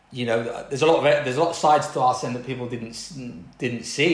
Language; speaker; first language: English; native; English